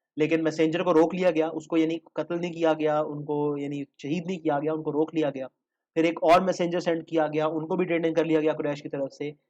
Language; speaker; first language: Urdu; native; Urdu